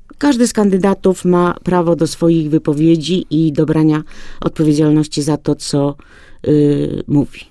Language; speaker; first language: Polish; native; Polish